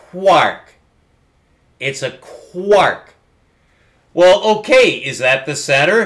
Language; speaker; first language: English; native; English